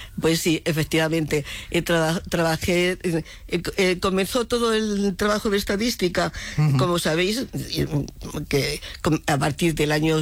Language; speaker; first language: Spanish; native; Spanish